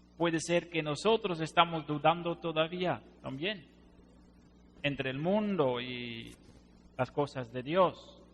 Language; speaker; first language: Spanish; non-native, fluent; Dutch